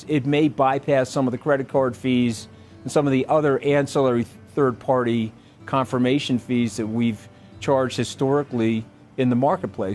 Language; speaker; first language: English; native; English